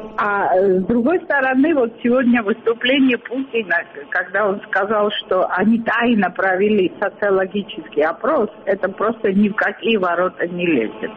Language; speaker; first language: Russian; non-native, local second language; Georgian